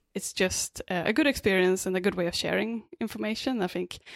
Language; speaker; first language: English; non-native, fluent; Swedish